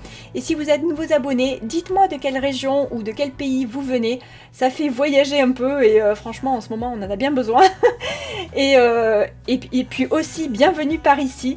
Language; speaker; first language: French; native; French